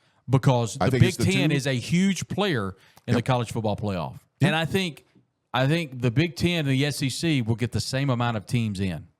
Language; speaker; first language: English; native; English